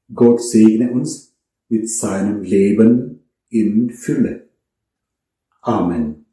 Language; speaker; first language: German; non-native, fluent; Malayalam